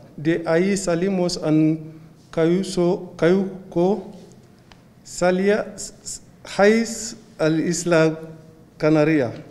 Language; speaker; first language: Spanish; non-native, learner; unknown